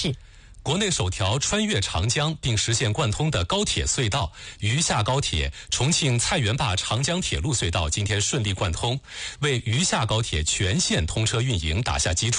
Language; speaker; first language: Chinese; native; Chinese